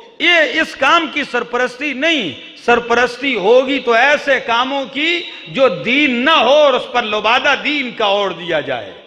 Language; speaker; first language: Urdu; non-native, local second language; Punjabi